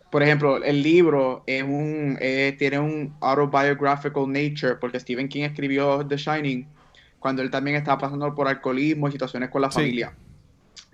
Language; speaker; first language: Spanish; native; Spanish